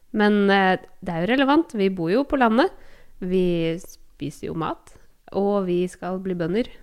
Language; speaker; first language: Norwegian; native; Norwegian